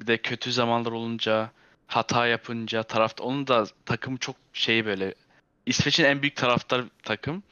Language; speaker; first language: Turkish; early bilingual, heritage; Turkish